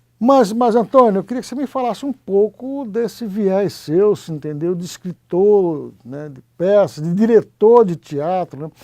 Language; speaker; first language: Portuguese; native; Portuguese